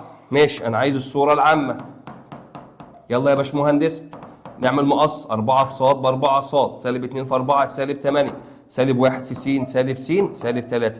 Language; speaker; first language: Arabic; native; Arabic